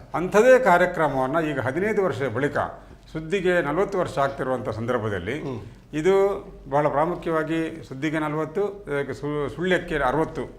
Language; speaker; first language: Kannada; native; Kannada